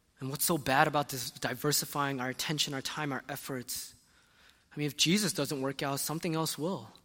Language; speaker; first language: English; early bilingual, other home language; Korean